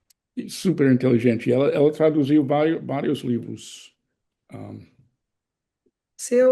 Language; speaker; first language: Portuguese; non-native, fluent; English